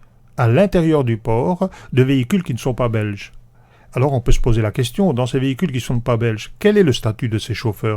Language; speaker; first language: French; native; French